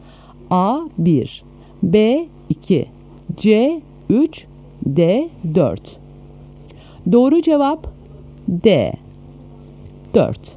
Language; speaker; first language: Turkish; native; Turkish